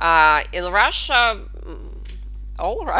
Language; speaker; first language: English; non-native, fluent; Russian